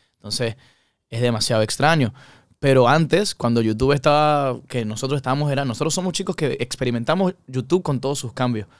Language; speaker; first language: Spanish; native; Spanish